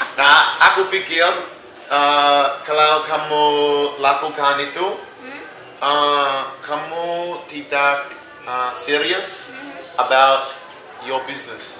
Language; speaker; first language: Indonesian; non-native, learner; English